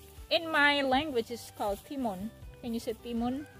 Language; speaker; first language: English; non-native, fluent; Indonesian